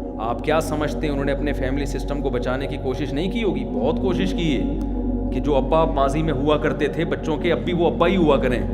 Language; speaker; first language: Urdu; native; Urdu